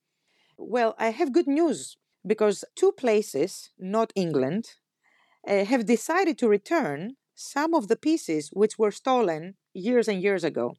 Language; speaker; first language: English; non-native, fluent; Greek